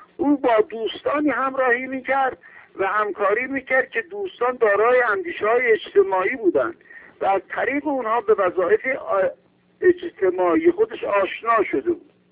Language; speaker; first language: Persian; native; Persian